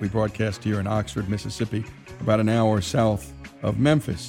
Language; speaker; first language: English; native; English